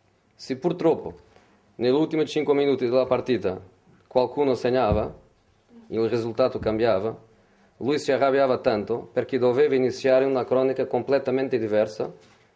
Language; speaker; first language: Italian; non-native, fluent; Portuguese